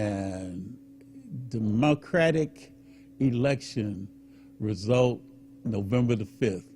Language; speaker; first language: English; native; English